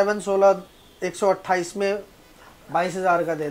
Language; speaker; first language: Hindi; native; Hindi